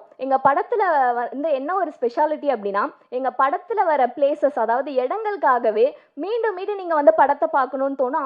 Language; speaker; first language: Tamil; native; Tamil